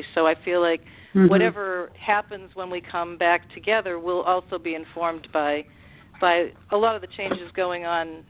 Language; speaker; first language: English; native; English